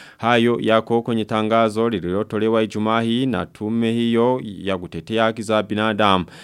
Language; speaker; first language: Swahili; non-native, local second language; Rundi